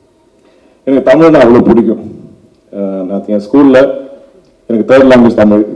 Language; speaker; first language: Tamil; non-native, local second language; Malayalam